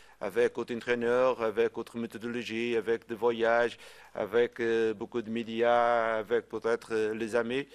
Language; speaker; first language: French; non-native, fluent; Portuguese